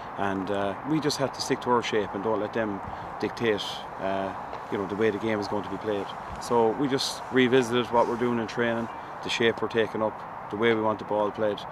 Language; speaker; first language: English; native; English